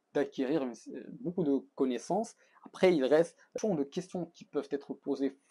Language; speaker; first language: French; non-native, local second language; Arabic